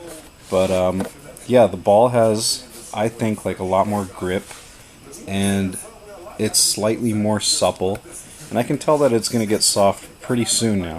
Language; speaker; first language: English; native; English